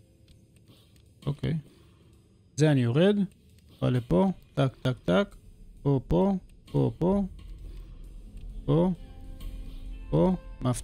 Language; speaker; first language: Hebrew; native; Hebrew